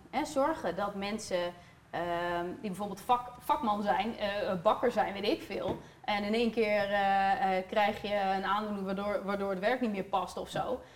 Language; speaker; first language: Dutch; native; Dutch